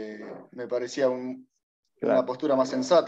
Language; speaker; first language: Spanish; native; Spanish